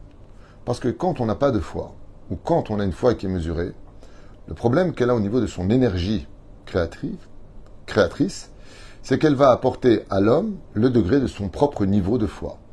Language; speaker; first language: French; native; French